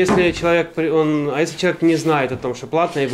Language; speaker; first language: Russian; native; Russian